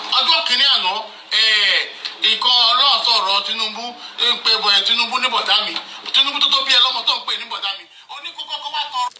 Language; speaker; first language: Yoruba; native; Yoruba